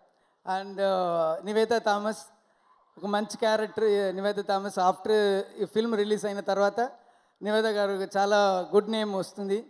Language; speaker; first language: Telugu; non-native, learner; Tamil